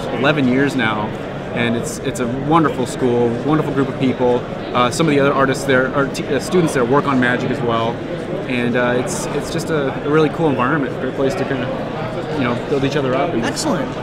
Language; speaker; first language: English; native; English